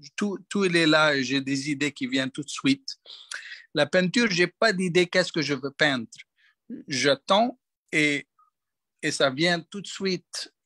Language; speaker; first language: French; non-native, local second language; Arabic